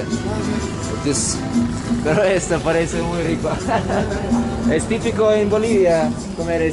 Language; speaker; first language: Spanish; non-native, learner; English